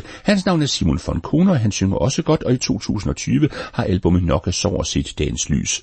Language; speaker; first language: Danish; native; Danish